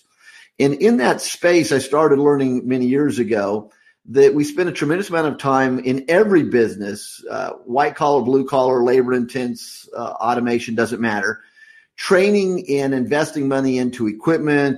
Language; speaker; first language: English; native; English